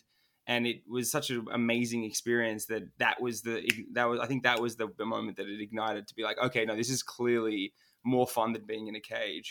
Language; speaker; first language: English; non-native, local second language; Turkish